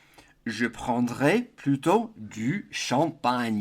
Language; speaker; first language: French; non-native, fluent; English